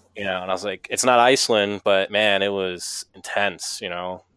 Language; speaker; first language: English; native; English